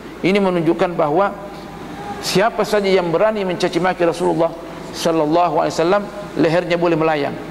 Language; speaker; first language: Malay; native; Malay